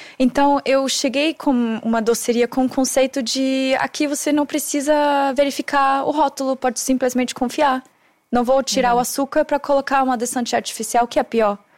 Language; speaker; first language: Portuguese; non-native, fluent; German